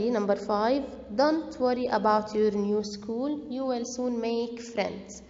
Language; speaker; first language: English; non-native, fluent; Arabic